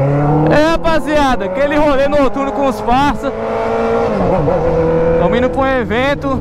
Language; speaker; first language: Portuguese; native; Portuguese